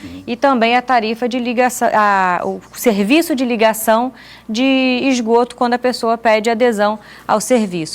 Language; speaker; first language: Portuguese; native; Portuguese